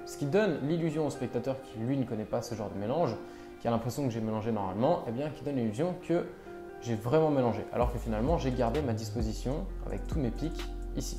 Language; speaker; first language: French; native; French